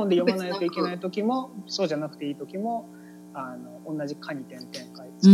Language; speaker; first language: Japanese; native; Japanese